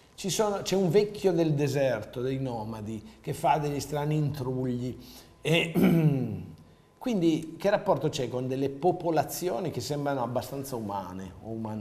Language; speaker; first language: Italian; native; Italian